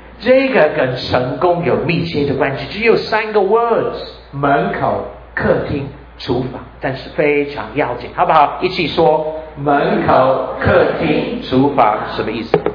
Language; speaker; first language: Chinese; non-native, fluent; English